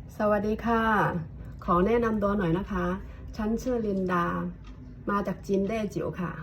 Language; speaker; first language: Thai; non-native, fluent; Hakka Chinese